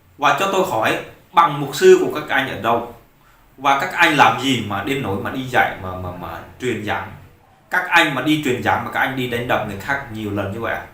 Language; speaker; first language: Vietnamese; non-native, local second language; Jarai